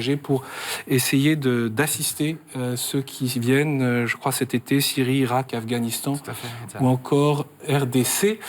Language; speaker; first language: French; native; French